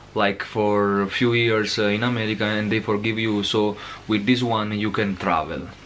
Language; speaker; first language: English; non-native, learner; Italian